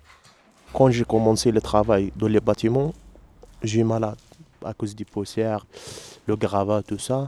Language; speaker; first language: French; non-native, learner; Arabic